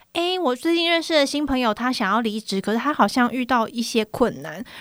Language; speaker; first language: Chinese; native; Chinese